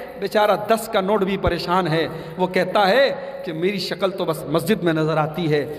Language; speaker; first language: Urdu; native; Urdu